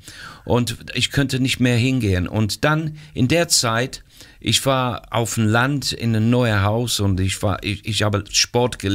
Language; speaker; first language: German; non-native, fluent; English